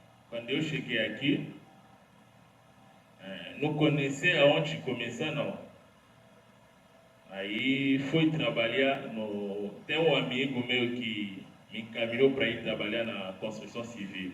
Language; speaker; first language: Portuguese; non-native, learner; Lingala